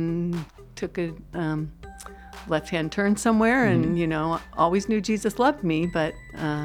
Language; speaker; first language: English; native; English